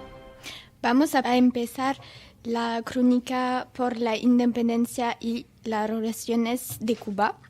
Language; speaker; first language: Spanish; non-native, learner; French